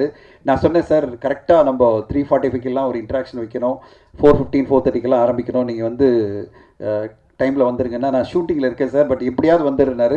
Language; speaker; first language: Tamil; native; Tamil